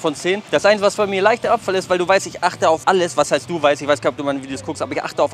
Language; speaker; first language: German; native; German